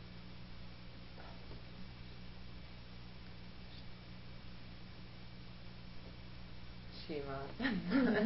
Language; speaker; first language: Japanese; non-native, learner; Italian